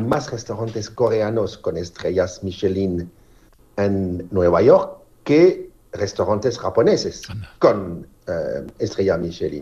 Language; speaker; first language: Spanish; non-native, fluent; French